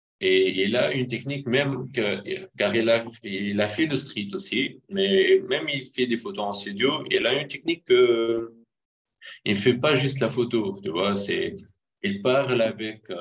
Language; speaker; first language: French; non-native, fluent; Arabic